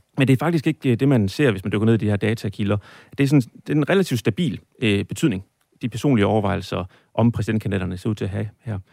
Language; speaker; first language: Danish; native; Danish